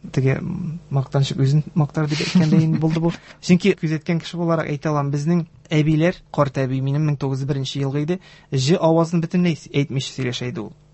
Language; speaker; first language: Tatar; native; Tatar